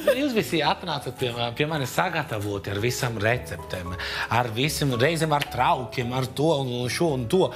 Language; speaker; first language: Latvian; non-native, fluent; Italian